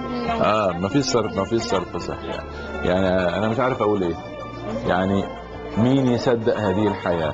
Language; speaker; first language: Arabic; native; Arabic